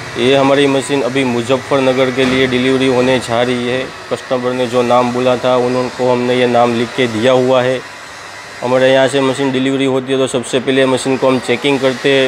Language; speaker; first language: Hindi; non-native, local second language; Gujarati